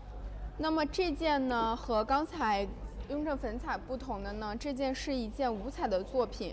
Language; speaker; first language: Chinese; native; Chinese